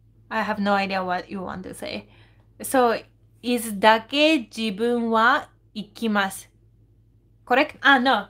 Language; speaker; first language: English; non-native, fluent; Japanese